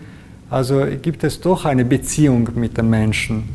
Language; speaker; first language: German; non-native, local second language; Italian